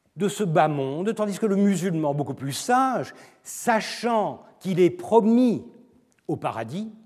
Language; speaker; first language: French; non-native, fluent; Turkish